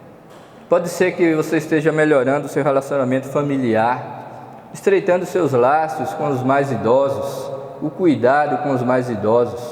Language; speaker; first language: Portuguese; native; Portuguese